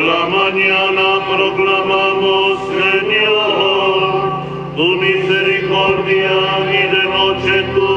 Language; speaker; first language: Spanish; native; Spanish